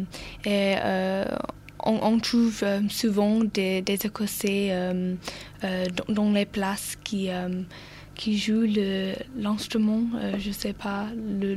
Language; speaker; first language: French; non-native, learner; English